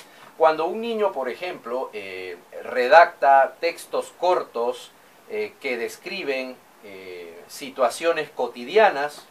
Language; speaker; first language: Spanish; native; Spanish